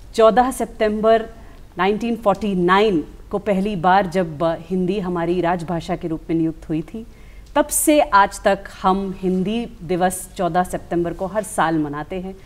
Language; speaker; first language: Hindi; native; Hindi